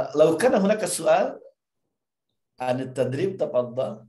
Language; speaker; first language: Arabic; non-native, fluent; Indonesian